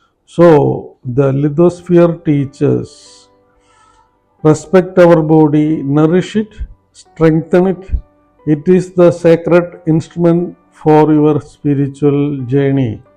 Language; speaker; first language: English; non-native, local second language; Malayalam